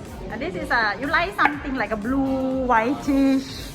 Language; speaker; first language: English; non-native, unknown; Thai